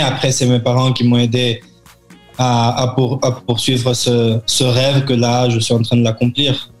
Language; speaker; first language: French; early bilingual, heritage; French